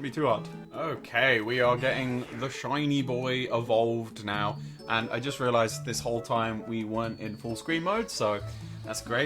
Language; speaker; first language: English; native; English